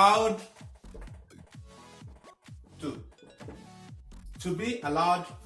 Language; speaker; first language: English; non-native, fluent; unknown